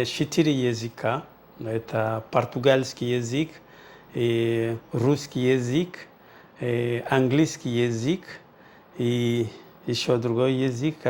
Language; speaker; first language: Russian; non-native, fluent; Portuguese